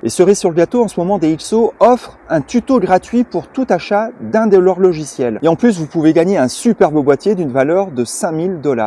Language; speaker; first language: French; native; French